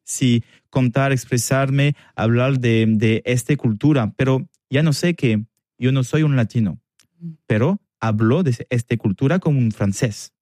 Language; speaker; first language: Spanish; non-native, learner; French